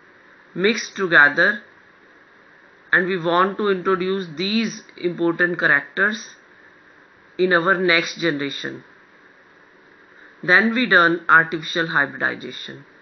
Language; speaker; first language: English; non-native, local second language; Hindi